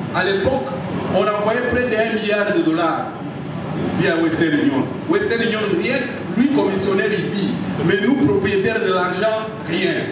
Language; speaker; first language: French; non-native, local second language; Lingala